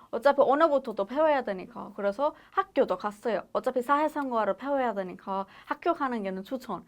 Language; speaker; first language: Korean; non-native, fluent; Persian